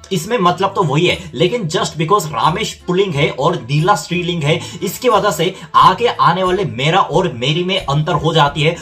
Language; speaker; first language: Hindi; non-native, fluent; Korean